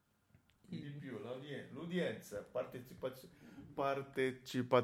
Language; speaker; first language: Italian; non-native, fluent; Portuguese